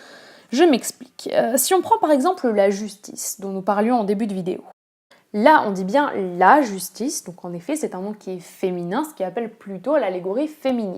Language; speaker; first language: French; native; French